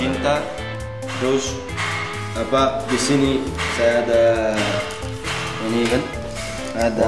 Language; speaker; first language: Indonesian; non-native, fluent; Portuguese